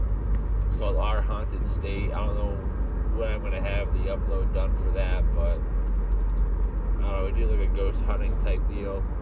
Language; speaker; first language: English; native; English